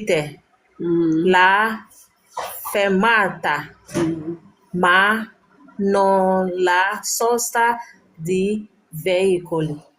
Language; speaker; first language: Italian; non-native, learner; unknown